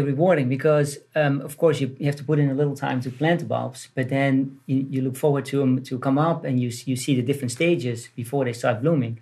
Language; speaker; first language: English; non-native, fluent; Dutch